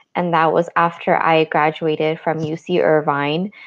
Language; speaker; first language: English; native; English